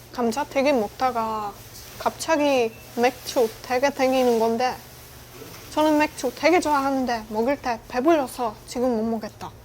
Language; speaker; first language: Korean; non-native, learner; Czech